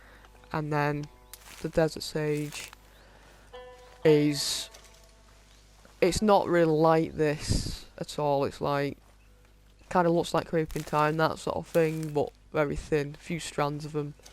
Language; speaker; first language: English; native; English